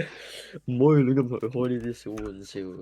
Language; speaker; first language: Chinese; early bilingual, heritage; Cantonese